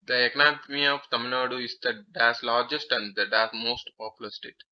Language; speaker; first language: English; non-native, local second language; Tamil